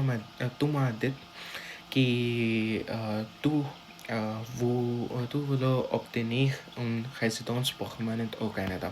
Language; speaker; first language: French; non-native, learner; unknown